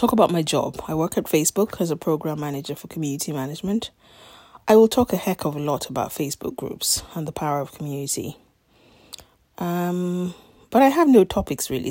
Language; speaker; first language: English; non-native, local second language; Yoruba